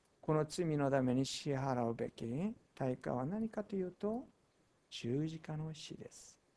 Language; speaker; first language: Japanese; non-native, fluent; Korean